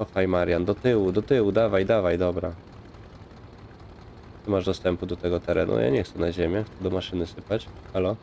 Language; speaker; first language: Polish; native; Polish